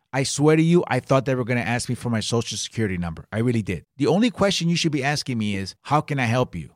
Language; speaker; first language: English; early bilingual, other home language; Spanish